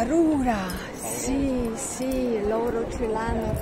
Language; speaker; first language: Italian; non-native, learner; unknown